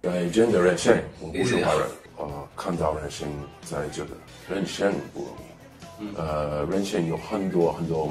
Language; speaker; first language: Chinese; non-native, learner; English